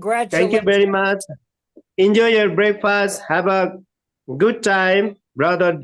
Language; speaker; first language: English; non-native, learner; Nepali